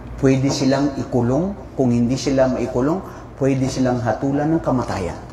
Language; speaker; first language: Filipino; non-native, local second language; Maranao